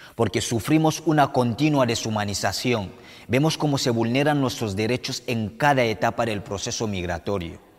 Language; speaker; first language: Spanish; non-native, fluent; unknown